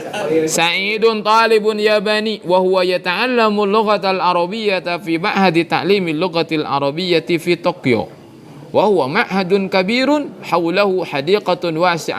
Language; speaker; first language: Arabic; non-native, fluent; Sundanese